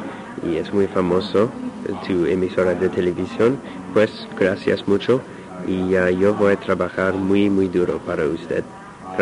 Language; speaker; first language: Spanish; non-native, learner; English